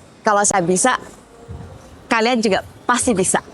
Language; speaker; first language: Indonesian; early bilingual, heritage; Indonesian